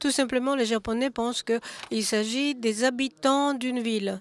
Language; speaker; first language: French; non-native, fluent; Japanese